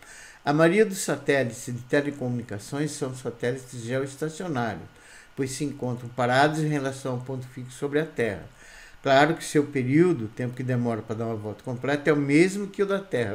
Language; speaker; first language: Portuguese; native; Portuguese